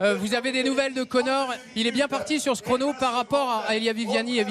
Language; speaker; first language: French; native; French